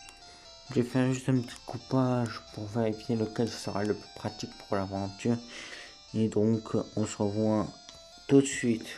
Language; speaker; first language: French; native; French